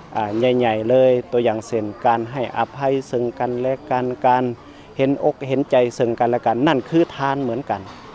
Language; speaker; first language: Lao; native; Lao